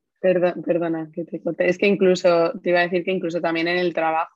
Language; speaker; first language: Spanish; native; Spanish